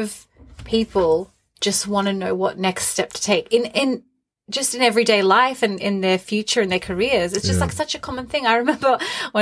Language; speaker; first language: English; native; English